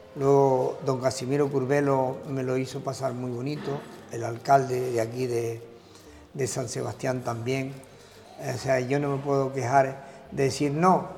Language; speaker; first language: Spanish; native; Spanish